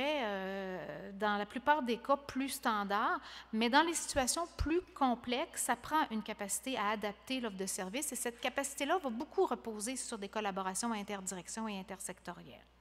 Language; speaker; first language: French; native; French